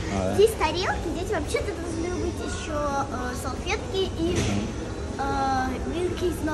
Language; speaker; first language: Russian; early bilingual, heritage; Russian